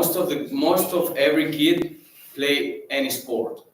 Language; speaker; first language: English; non-native, fluent; Catalan